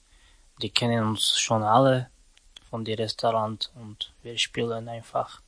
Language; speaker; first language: German; non-native, learner; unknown